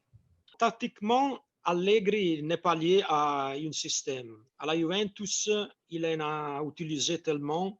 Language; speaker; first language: French; non-native, fluent; Italian